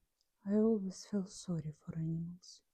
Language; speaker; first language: English; non-native, learner; Russian